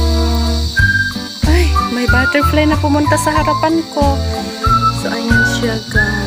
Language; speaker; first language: Filipino; non-native, local second language; Iloko